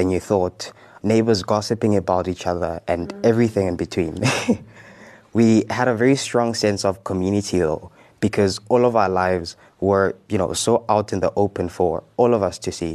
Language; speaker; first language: English; non-native, local second language; Zulu